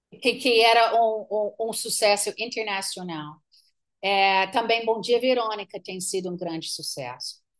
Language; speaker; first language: Portuguese; non-native, fluent; English